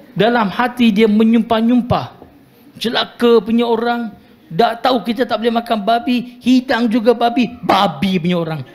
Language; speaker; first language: Malay; non-native, local second language; Tamil